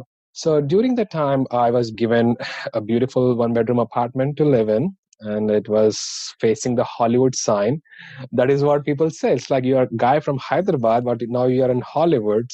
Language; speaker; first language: English; non-native, local second language; Telugu